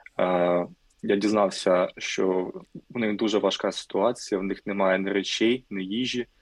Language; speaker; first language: Ukrainian; native; Ukrainian